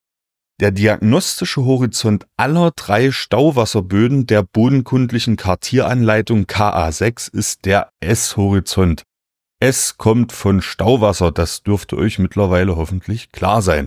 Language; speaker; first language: German; native; German